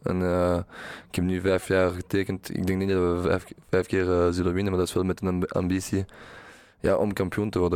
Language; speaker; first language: Dutch; non-native, local second language; French